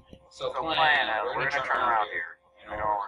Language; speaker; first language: English; native; English